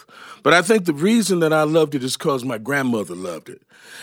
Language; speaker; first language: English; native; English